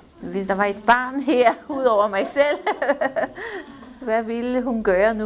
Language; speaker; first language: Danish; non-native, fluent; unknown